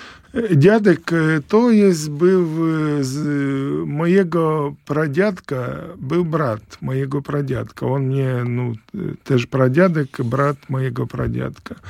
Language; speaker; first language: Polish; non-native, learner; Ukrainian